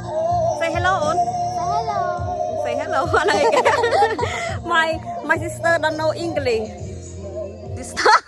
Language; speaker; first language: English; non-native, learner; Khmer